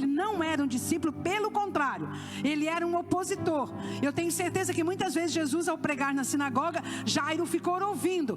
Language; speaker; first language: Portuguese; native; Portuguese